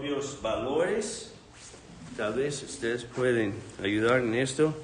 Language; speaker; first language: Spanish; non-native, fluent; English